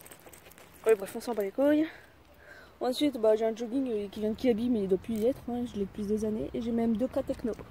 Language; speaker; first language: French; native; French